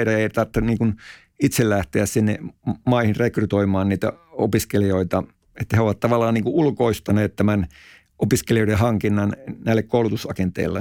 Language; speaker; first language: Finnish; native; Finnish